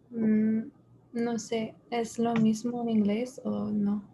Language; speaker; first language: Spanish; non-native, learner; English